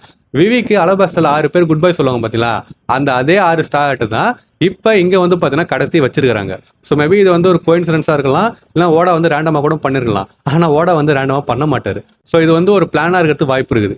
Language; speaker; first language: Tamil; native; Tamil